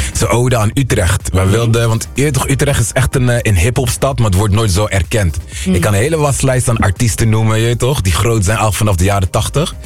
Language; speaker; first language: Dutch; non-native, local second language; Papiamento